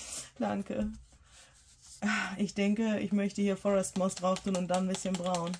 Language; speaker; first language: German; native; German